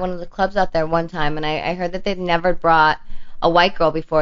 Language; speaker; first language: English; native; English